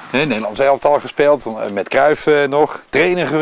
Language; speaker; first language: Dutch; native; Dutch